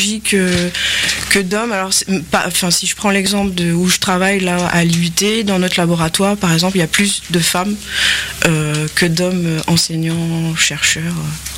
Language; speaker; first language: French; native; French